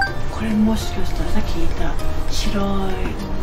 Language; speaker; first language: Japanese; non-native, fluent; Cantonese